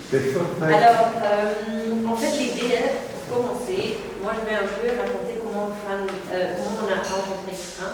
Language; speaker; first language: French; non-native, local second language; Dutch